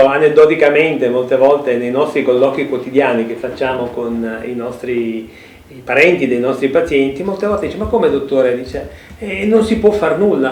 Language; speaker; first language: Italian; native; Italian